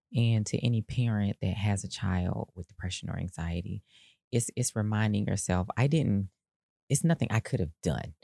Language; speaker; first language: English; native; English